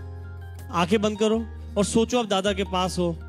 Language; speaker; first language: Hindi; native; Hindi